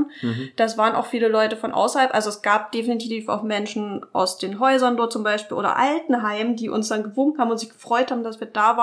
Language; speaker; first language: German; native; German